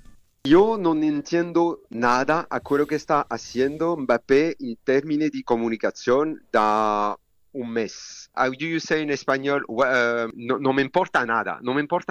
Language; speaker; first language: Spanish; non-native, learner; French